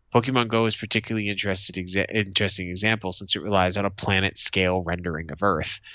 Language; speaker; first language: English; native; English